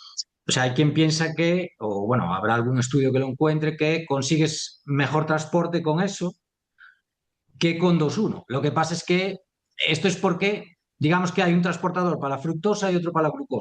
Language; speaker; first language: Spanish; native; Spanish